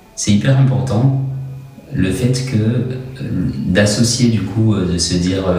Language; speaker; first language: French; native; French